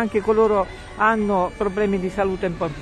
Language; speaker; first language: Italian; native; Italian